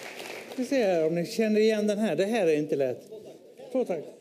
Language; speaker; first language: Swedish; native; Swedish